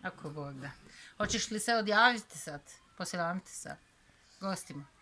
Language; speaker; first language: Bosnian; native; Bosnian